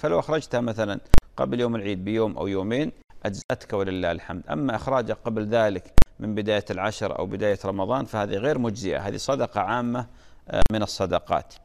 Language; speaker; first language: Arabic; native; Arabic